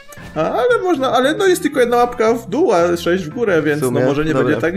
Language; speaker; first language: Polish; native; Polish